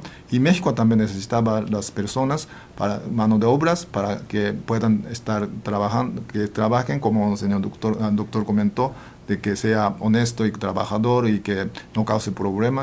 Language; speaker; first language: Spanish; non-native, fluent; Japanese